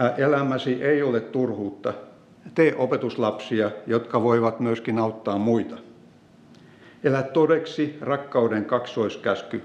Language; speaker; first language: Finnish; native; Finnish